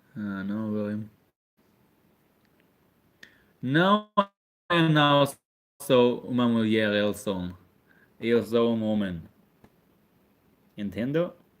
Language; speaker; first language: Portuguese; non-native, learner; German